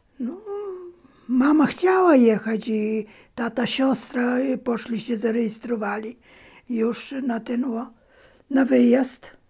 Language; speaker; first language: Polish; early bilingual, heritage; Polish